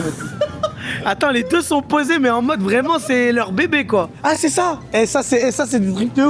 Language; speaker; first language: French; native; French